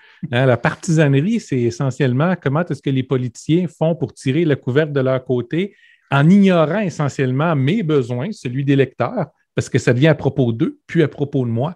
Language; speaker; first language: French; native; French